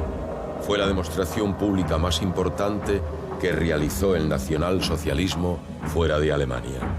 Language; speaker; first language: Spanish; native; Spanish